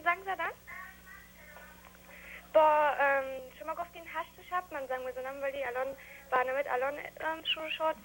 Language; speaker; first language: Persian; early bilingual, heritage; English